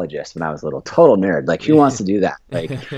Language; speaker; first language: English; native; English